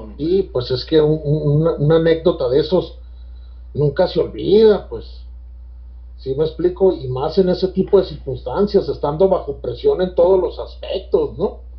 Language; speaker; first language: Spanish; native; Spanish